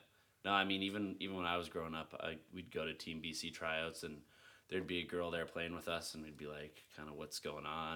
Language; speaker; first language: English; native; English